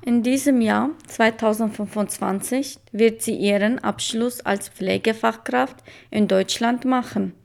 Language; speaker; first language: German; non-native, fluent; Kurdish